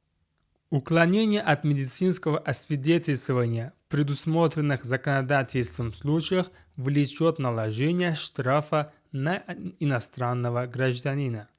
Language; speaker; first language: Russian; non-native, fluent; Uzbek